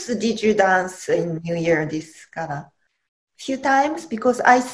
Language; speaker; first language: English; non-native, learner; Japanese